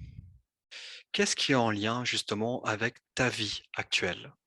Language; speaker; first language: French; native; French